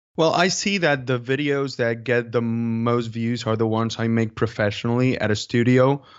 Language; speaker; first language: English; non-native, fluent; Spanish